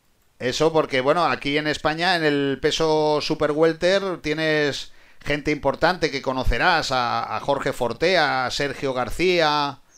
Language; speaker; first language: Spanish; native; Spanish